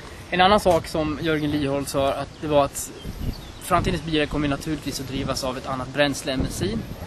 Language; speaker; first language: Swedish; native; Swedish